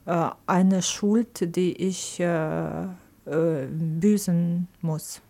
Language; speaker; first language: German; non-native, fluent; Ukrainian